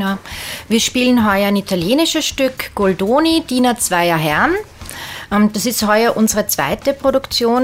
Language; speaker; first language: German; native; German